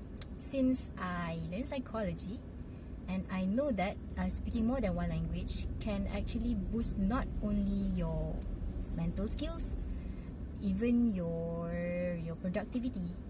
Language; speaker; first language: English; non-native, local second language; Malay